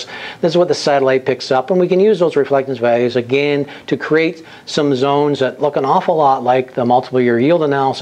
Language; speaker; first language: English; native; English